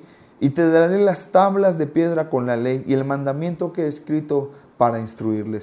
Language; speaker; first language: Spanish; native; Spanish